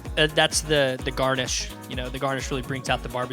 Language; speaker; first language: English; native; English